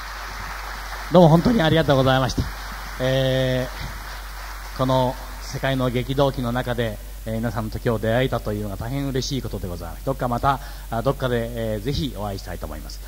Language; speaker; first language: Japanese; native; Japanese